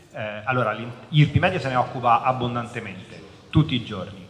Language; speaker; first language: Italian; native; Italian